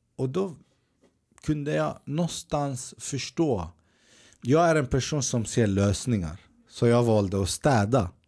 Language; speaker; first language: Swedish; early bilingual, other home language; Arabic